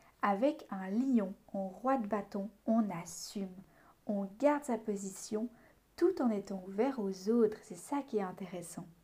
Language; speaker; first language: French; native; French